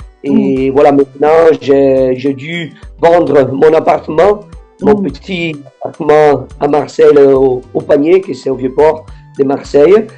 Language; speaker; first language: French; non-native, fluent; Italian